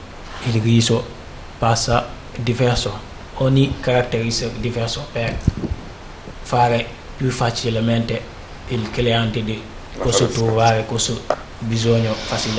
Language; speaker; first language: Italian; non-native, learner; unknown